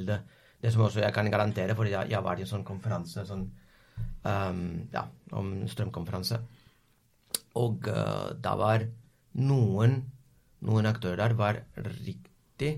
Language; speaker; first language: Norwegian; non-native, fluent; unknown